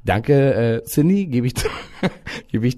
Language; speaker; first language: German; native; German